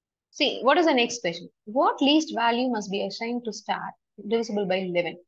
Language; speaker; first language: English; non-native, local second language; Tamil